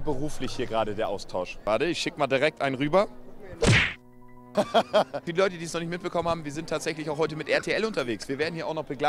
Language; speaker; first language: German; native; German